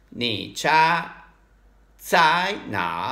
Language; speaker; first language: Chinese; non-native, learner; Italian